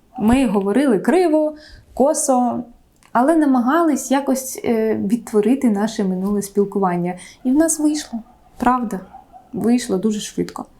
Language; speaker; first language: Ukrainian; non-native, local second language; Russian